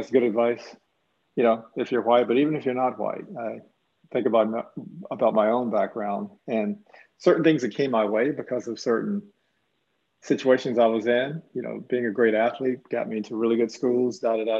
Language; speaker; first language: English; native; English